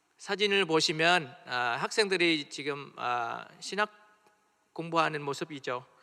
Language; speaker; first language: Korean; non-native, fluent; Vietnamese